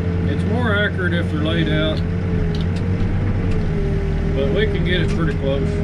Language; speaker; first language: English; native; English